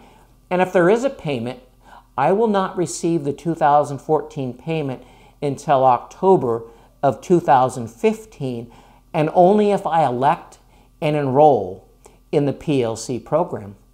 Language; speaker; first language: English; native; English